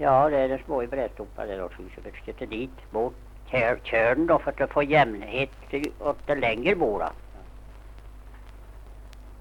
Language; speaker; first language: Swedish; native; Swedish